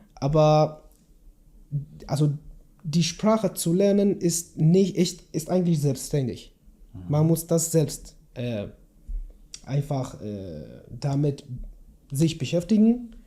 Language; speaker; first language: German; non-native, learner; Kurdish